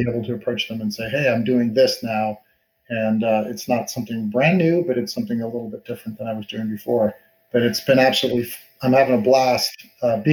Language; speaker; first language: English; native; English